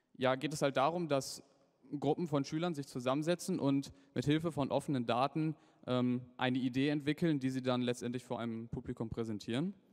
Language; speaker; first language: German; native; German